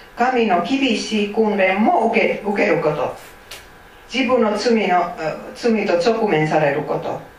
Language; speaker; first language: Japanese; non-native, fluent; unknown